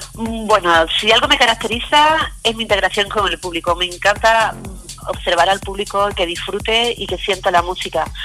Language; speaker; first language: Spanish; native; Spanish